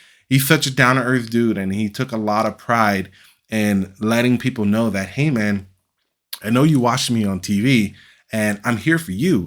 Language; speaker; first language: English; native; English